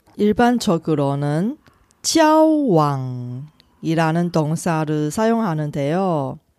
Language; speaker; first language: Korean; non-native, fluent; Chinese